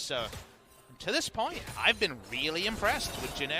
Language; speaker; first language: English; native; English